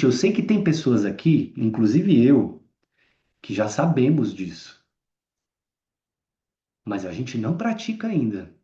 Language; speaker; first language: Portuguese; native; Portuguese